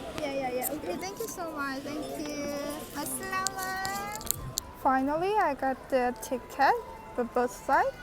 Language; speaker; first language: English; non-native, learner; Korean